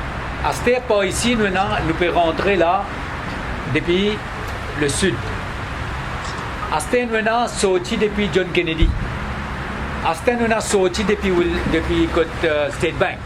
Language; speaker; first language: French; non-native, local second language; Morisyen